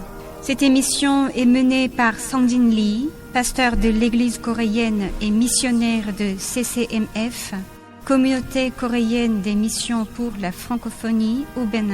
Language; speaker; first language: French; non-native, fluent; Korean